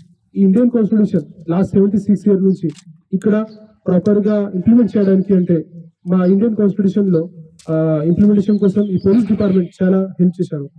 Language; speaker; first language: Telugu; non-native, learner; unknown